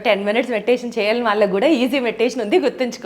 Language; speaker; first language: Telugu; native; Telugu